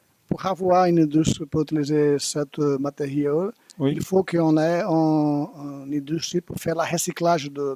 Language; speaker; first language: French; non-native, learner; Portuguese